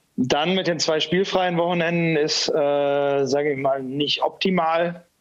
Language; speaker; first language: German; native; German